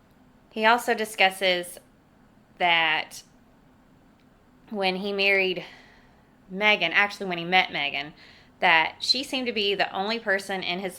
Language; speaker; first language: English; native; English